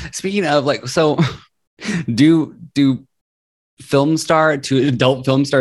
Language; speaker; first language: English; native; English